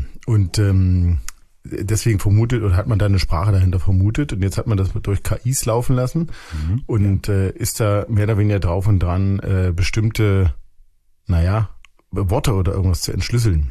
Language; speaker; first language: German; native; German